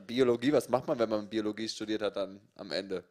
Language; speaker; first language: German; native; German